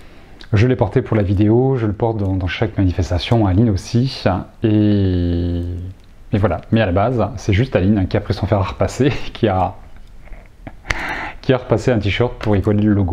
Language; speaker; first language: French; native; French